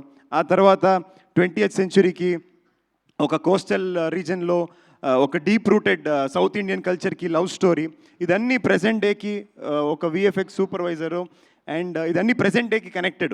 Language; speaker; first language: Telugu; non-native, learner; Kannada